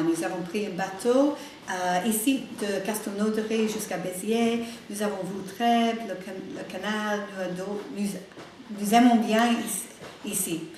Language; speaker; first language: French; non-native, learner; English